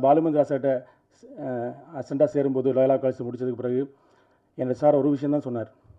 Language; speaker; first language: Tamil; native; Tamil